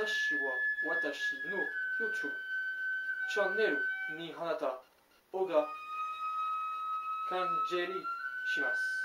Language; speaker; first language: Japanese; non-native, learner; French